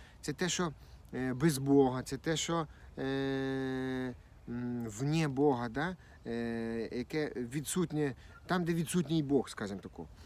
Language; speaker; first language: Ukrainian; non-native, local second language; Russian